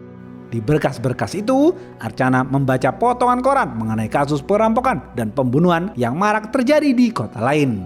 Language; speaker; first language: Indonesian; native; Indonesian